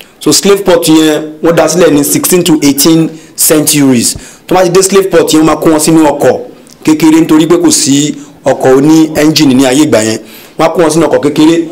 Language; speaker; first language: Yoruba; non-native, local second language; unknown